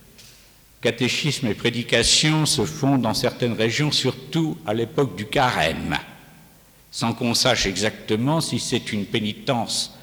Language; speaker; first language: French; native; French